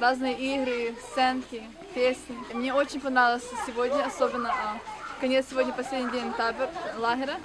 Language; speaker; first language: Russian; early bilingual, heritage; English